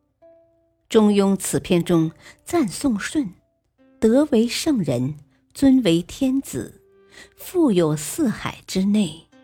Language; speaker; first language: Chinese; native; Chinese